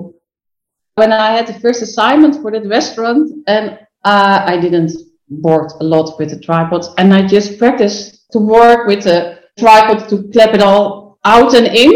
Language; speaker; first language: English; non-native, fluent; Dutch